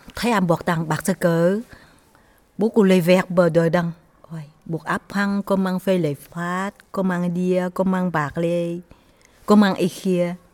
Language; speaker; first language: French; non-native, learner; Vietnamese